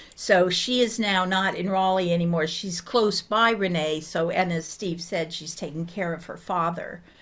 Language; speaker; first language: English; native; English